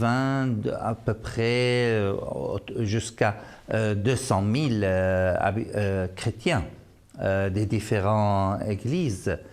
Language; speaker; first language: French; non-native, fluent; Arabic